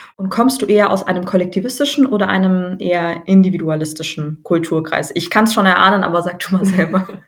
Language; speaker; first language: German; early bilingual, other home language; Tigrinya